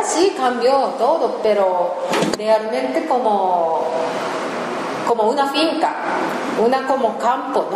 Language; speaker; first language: Spanish; non-native, learner; Japanese